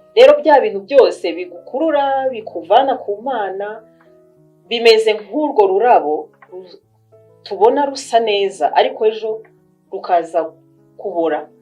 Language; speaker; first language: Kinyarwanda; native; Kinyarwanda